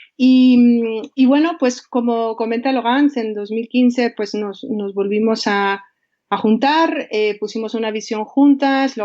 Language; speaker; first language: Spanish; native; Spanish